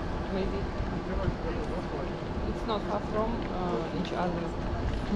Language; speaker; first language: English; non-native, learner; Russian